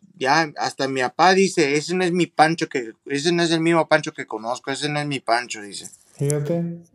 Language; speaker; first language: Spanish; early bilingual, heritage; Spanish